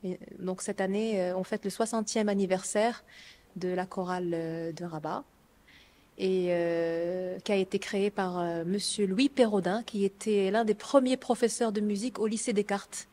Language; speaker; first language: French; non-native, local second language; Arabic